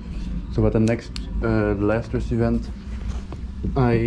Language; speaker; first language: English; non-native, fluent; Dutch